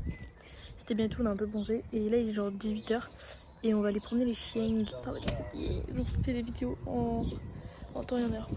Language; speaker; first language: French; native; French